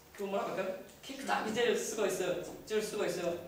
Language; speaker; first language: Korean; non-native, fluent; Japanese